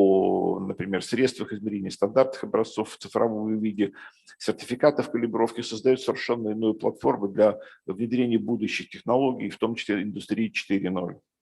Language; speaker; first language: Russian; native; Russian